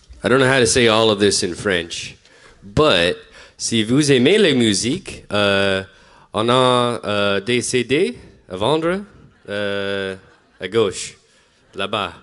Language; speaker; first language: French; non-native, learner; English